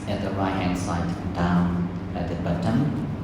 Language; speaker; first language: English; non-native, fluent; Burmese